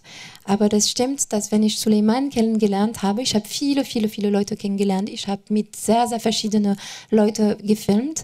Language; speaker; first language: German; non-native, fluent; French